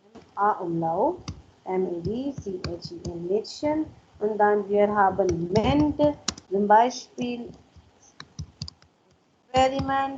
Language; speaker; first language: German; non-native, learner; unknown